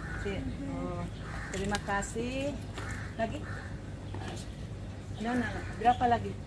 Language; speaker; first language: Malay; non-native, learner; Filipino